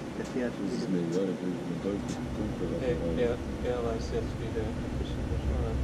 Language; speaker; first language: German; native; German